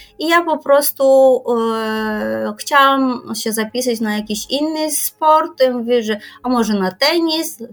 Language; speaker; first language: Polish; non-native, fluent; Kyrgyz